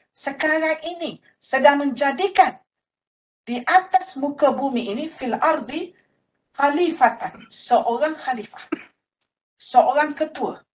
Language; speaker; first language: Malay; native; Malay